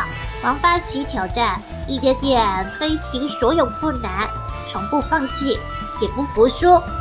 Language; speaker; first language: Chinese; native; Chinese